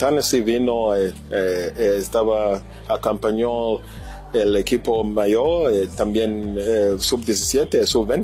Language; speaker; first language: Spanish; non-native, fluent; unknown